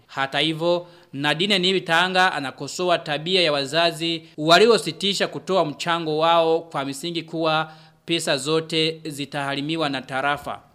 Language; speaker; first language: Swahili; non-native, local second language; Rundi